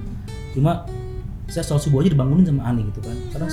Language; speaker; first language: Indonesian; native; Indonesian